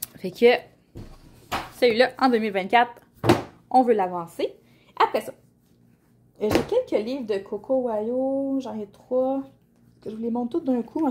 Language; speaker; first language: French; native; French